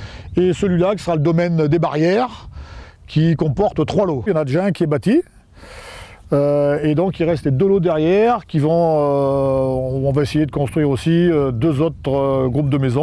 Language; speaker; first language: French; native; French